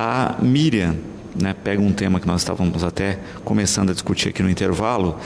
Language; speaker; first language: Portuguese; native; Portuguese